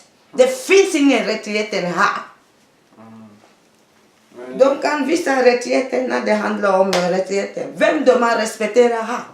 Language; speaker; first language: Swedish; non-native, fluent; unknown